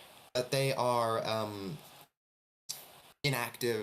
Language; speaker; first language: English; native; English